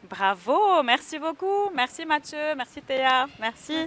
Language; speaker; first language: French; native; French